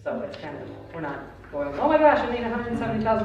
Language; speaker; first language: English; native; English